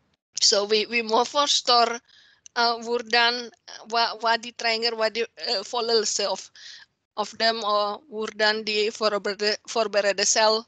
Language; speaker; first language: Norwegian; non-native, learner; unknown